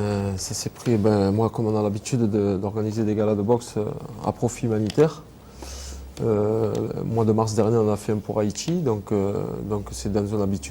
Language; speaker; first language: French; native; French